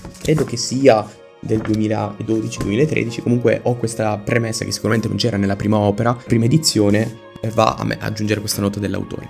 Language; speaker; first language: Italian; native; Italian